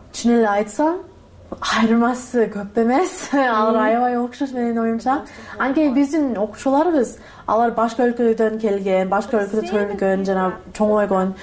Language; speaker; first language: Kyrgyz; non-native, learner; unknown